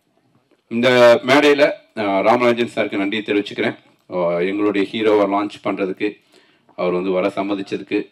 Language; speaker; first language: Tamil; native; Tamil